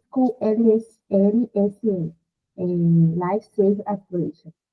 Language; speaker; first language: English; non-native, learner; Portuguese